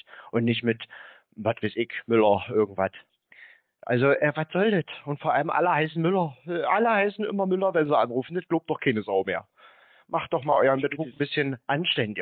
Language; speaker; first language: German; native; German